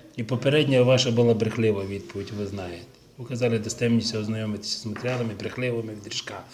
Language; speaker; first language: Ukrainian; native; Ukrainian